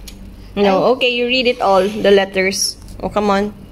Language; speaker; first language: English; non-native, local second language; Filipino